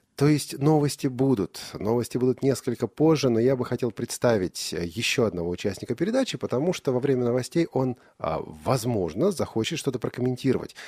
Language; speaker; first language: Russian; native; Russian